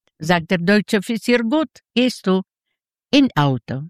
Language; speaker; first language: German; non-native, learner; Yiddish